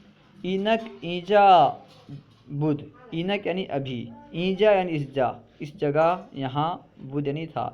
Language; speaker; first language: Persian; non-native, fluent; Urdu